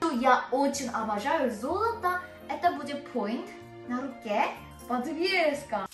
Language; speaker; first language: Russian; non-native, fluent; Korean